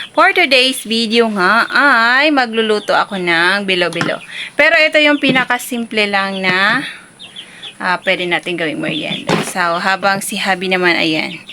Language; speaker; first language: Filipino; non-native, local second language; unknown